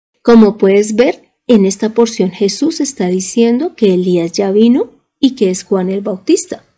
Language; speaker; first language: Spanish; native; Spanish